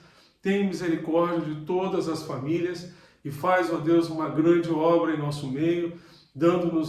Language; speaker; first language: Portuguese; native; Portuguese